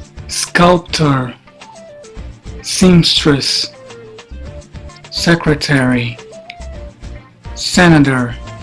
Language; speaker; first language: English; non-native, fluent; Portuguese